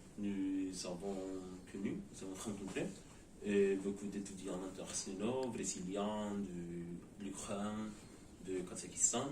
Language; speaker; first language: French; non-native, learner; Spanish